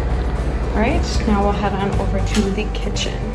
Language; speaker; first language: English; native; English